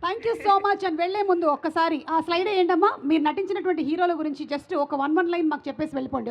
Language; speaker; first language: Telugu; native; Telugu